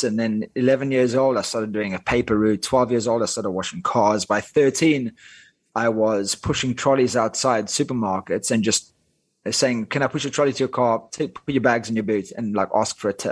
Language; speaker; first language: English; non-native, local second language; Afrikaans